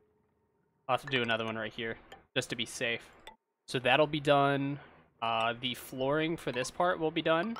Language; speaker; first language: English; native; English